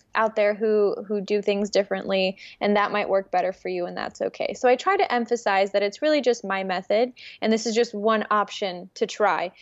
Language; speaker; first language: English; early bilingual, other home language; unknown